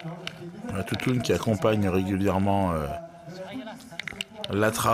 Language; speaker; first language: French; native; French